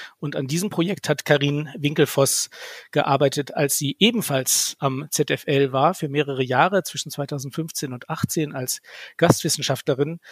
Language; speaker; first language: German; native; German